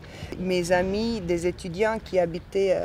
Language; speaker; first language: French; non-native, fluent; Bosnian